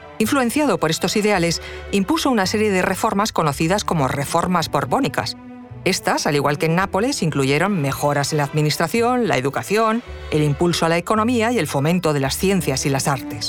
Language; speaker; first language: Spanish; native; Spanish